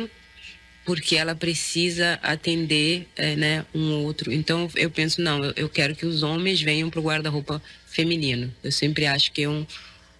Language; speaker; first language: Portuguese; non-native, local second language; Kabuverdianu